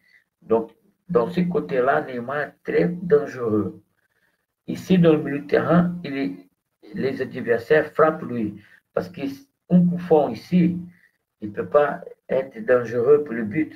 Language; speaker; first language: French; non-native, fluent; Portuguese